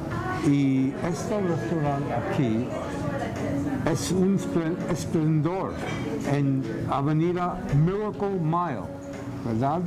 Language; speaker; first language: Spanish; non-native, fluent; English